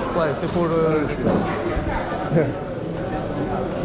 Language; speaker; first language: French; non-native, learner; Nepali